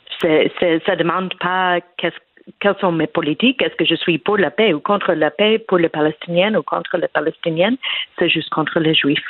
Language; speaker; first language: French; non-native, fluent; English